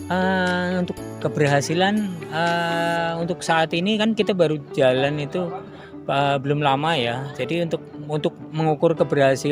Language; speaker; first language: Indonesian; native; Indonesian